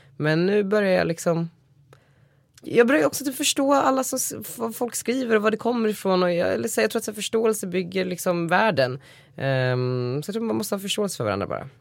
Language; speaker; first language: Swedish; native; Swedish